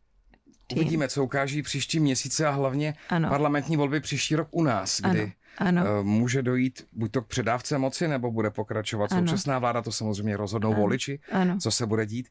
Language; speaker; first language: Czech; native; Czech